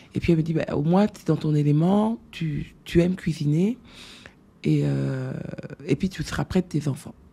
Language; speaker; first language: French; native; French